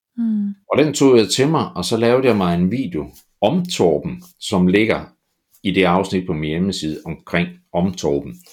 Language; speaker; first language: Danish; native; Danish